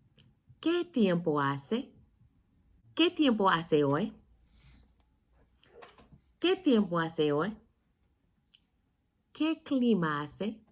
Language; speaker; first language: Spanish; non-native, fluent; English